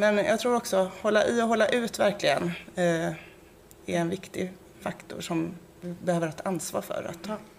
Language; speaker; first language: Swedish; native; Swedish